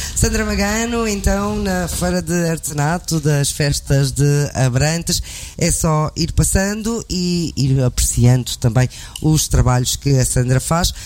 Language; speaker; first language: Portuguese; native; Portuguese